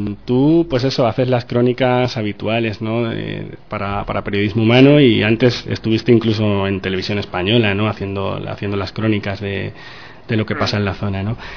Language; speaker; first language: Spanish; native; Spanish